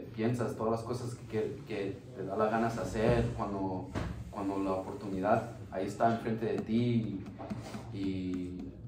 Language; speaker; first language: Spanish; early bilingual, heritage; Spanish